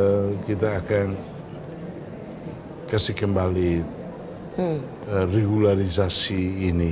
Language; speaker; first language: Indonesian; non-native, fluent; Tetum